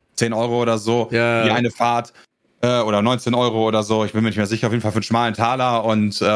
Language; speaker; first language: German; native; German